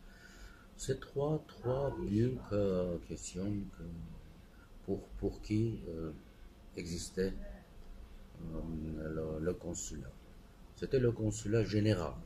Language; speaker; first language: French; non-native, fluent; Armenian